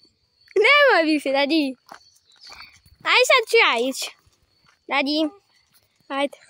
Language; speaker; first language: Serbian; early bilingual, heritage; Croatian